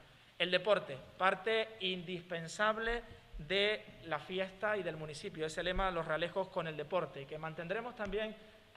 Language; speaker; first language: Spanish; native; Spanish